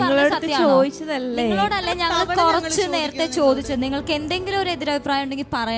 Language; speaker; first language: Malayalam; native; Malayalam